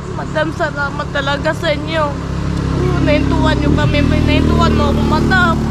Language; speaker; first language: Filipino; non-native, local second language; Iloko